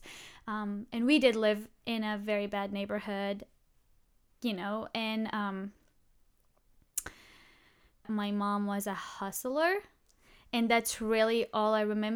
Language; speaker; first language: English; non-native, fluent; Arabic